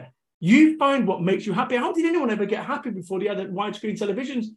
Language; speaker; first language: English; native; English